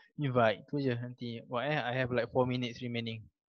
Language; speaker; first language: English; non-native, local second language; Malay